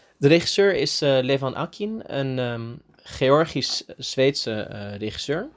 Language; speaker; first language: Dutch; early bilingual, heritage; Dutch